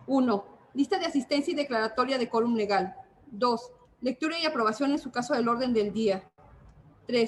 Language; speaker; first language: Spanish; native; Spanish